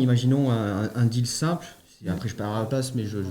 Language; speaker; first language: French; native; French